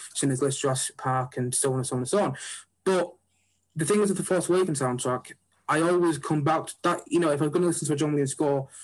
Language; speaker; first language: English; native; English